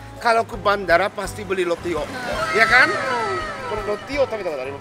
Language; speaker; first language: Indonesian; non-native, fluent; Japanese